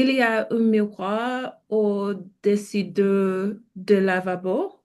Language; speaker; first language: French; non-native, learner; English